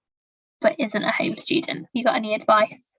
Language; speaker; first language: English; native; English